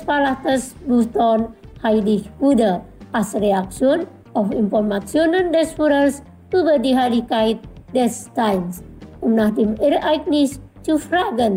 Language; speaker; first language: German; non-native, fluent; Indonesian